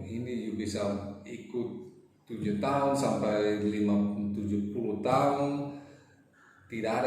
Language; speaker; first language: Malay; non-native, fluent; English